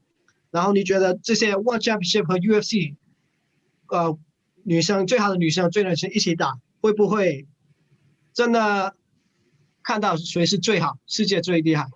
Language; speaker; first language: Chinese; non-native, fluent; English